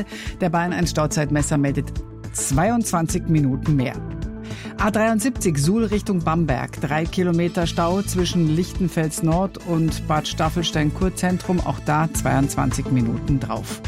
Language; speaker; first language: German; native; German